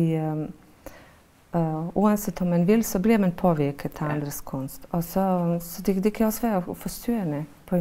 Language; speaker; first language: Danish; non-native, fluent; Bosnian